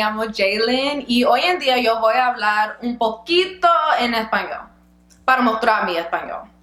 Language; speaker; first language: Spanish; non-native, learner; English